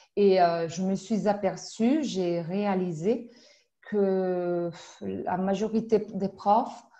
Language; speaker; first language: French; non-native, fluent; Spanish